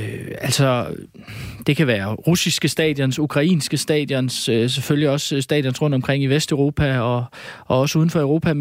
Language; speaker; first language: Danish; native; Danish